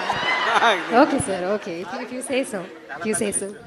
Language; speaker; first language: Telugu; non-native, learner; English